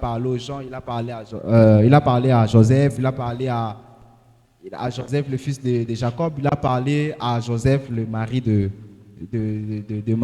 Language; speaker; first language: French; non-native, local second language; Lingala